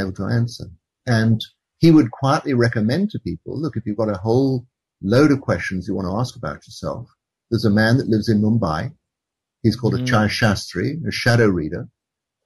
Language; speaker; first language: English; native; English